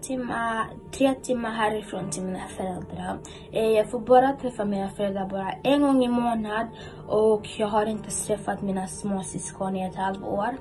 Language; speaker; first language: Swedish; early bilingual, other home language; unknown